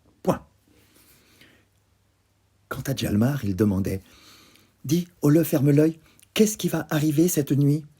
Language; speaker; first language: French; native; French